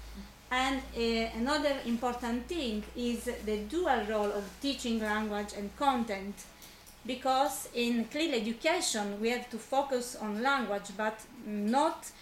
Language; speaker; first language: English; non-native, fluent; Italian